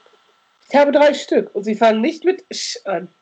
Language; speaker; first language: German; native; German